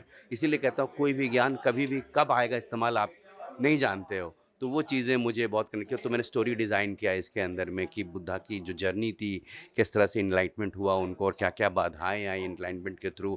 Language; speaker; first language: Hindi; native; Hindi